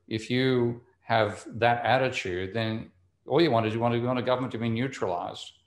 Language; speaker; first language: English; native; English